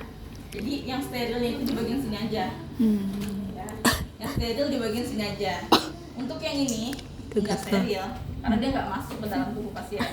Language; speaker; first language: Indonesian; native; Indonesian